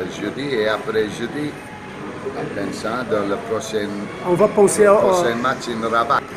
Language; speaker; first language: French; non-native, learner; English